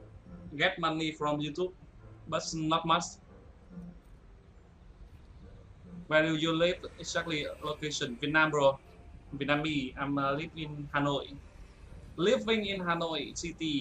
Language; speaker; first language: English; non-native, learner; Vietnamese